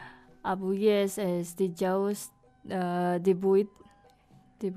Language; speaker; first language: Catalan; non-native, learner; Indonesian